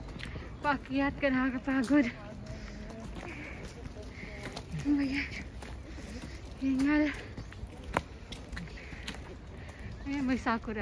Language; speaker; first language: Japanese; non-native, learner; Filipino